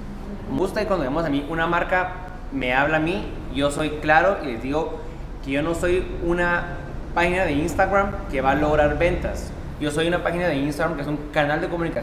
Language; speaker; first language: Spanish; native; Spanish